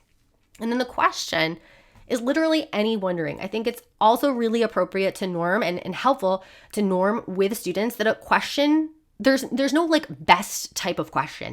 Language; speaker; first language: English; native; English